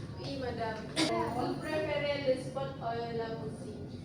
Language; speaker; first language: French; non-native, learner; Indonesian